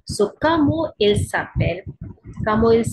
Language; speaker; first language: French; non-native, learner; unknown